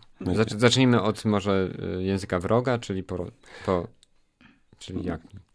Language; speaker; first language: Polish; native; Polish